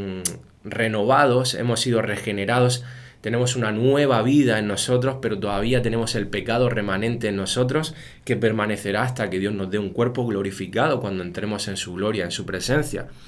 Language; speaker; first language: Spanish; native; Spanish